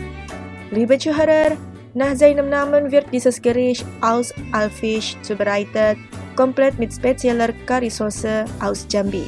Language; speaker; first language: German; non-native, fluent; Indonesian